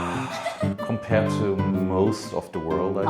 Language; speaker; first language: English; non-native, fluent; German